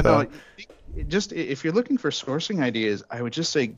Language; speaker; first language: English; native; English